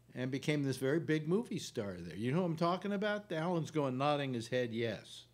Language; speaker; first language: English; native; English